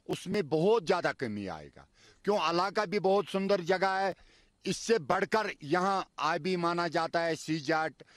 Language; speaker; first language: Hindi; non-native, local second language; Kashmiri